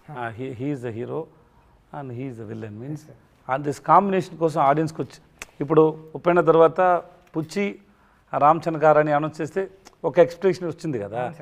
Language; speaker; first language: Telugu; non-native, learner; Tamil